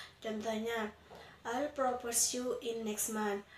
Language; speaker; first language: English; non-native, learner; Indonesian